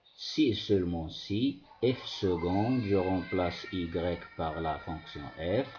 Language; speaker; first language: French; non-native, local second language; Arabic